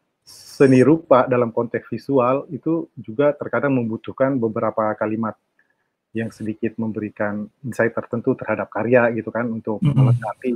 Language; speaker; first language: Indonesian; native; Indonesian